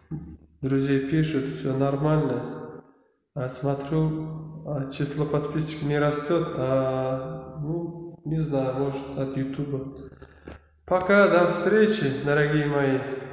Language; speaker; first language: Russian; non-native, learner; Uzbek